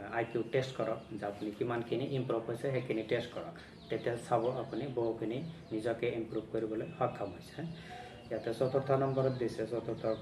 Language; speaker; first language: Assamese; non-native, local second language; Bangla